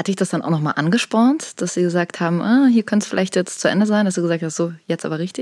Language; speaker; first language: German; native; German